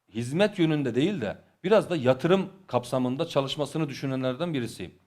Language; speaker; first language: Turkish; native; Turkish